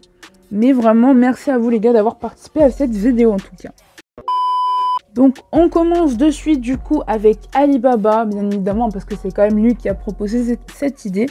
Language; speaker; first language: French; native; French